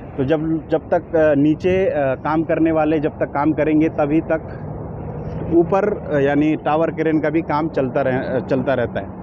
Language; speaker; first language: Hindi; native; Hindi